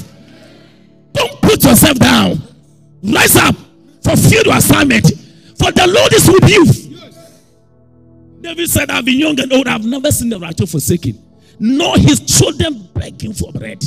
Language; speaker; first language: English; non-native, local second language; Akan